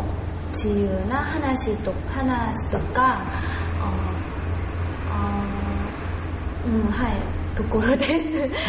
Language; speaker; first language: Japanese; non-native, learner; Korean